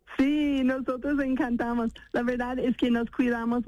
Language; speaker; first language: Spanish; non-native, fluent; English